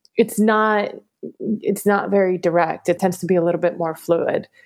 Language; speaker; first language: English; early bilingual, other home language; Spanish